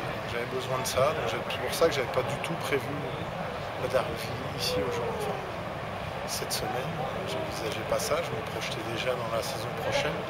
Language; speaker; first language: French; native; French